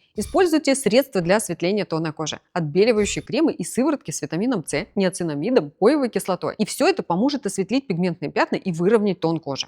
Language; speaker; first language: Russian; native; Russian